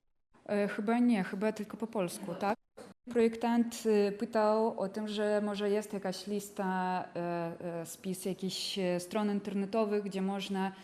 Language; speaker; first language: Polish; non-native, fluent; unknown